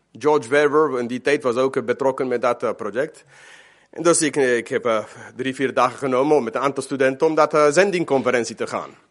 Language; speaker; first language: Dutch; non-native, fluent; Spanish